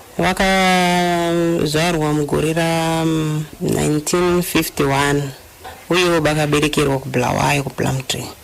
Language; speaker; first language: Shona; non-native, fluent; Luba-Lulua